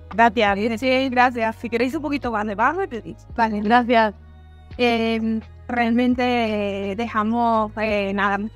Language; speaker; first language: Spanish; native; Spanish